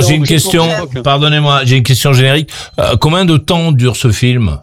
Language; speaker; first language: French; native; French